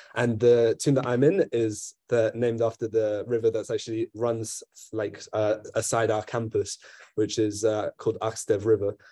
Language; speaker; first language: English; native; English